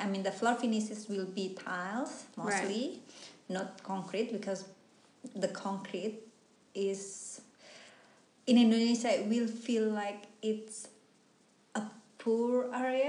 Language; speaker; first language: English; non-native, fluent; Indonesian